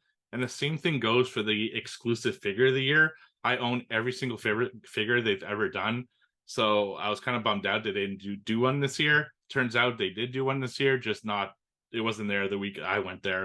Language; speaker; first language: English; native; English